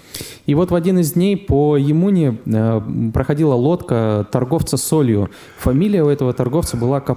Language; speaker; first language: Russian; native; Russian